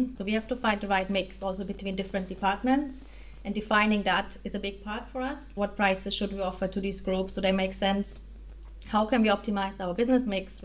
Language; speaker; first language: English; non-native, fluent; German